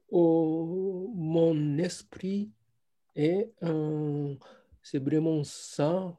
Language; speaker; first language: French; non-native, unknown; Japanese